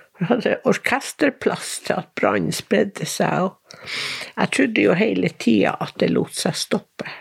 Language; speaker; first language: Norwegian; native; Norwegian